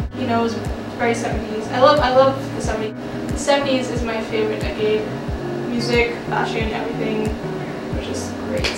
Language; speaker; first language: English; native; English